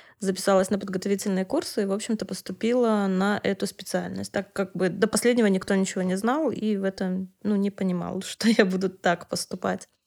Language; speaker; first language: Russian; native; Russian